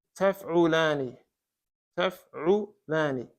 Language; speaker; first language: Arabic; non-native, fluent; English